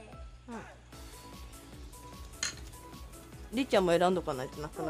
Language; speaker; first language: Japanese; native; Japanese